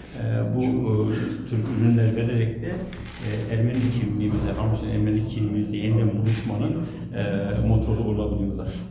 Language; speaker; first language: Turkish; native; Turkish